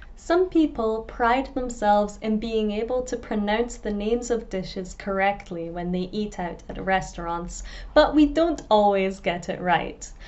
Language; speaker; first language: English; native; English